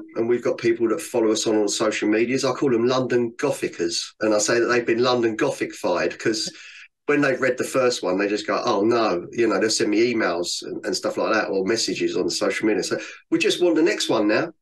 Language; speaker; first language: English; native; English